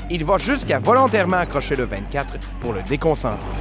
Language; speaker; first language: French; native; French